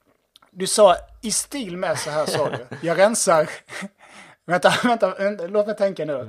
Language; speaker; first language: Swedish; native; Swedish